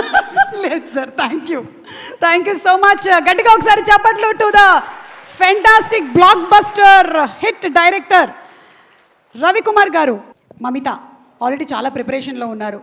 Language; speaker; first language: Telugu; native; Telugu